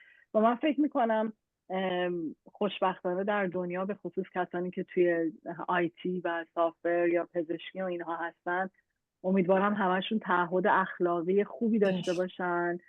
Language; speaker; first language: Persian; native; Persian